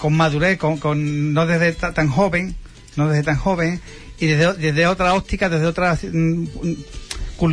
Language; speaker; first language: Spanish; native; Spanish